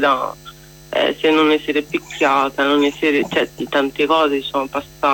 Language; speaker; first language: Italian; non-native, fluent; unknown